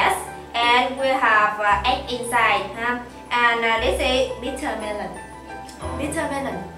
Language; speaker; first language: English; non-native, fluent; Vietnamese